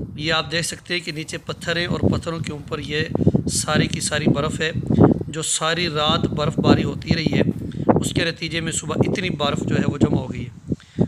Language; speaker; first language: Urdu; non-native, local second language; Northern Hindko